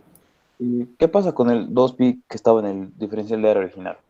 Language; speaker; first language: Spanish; native; Spanish